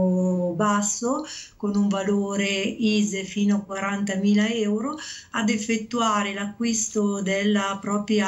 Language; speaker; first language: Italian; native; Italian